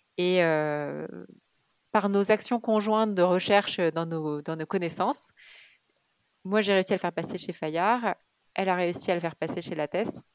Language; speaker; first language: French; early bilingual, other home language; Arabic